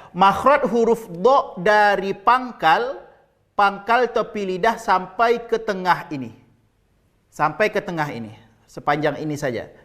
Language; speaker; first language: Malay; native; Malay